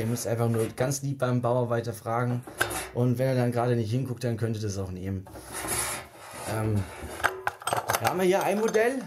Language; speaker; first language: German; native; German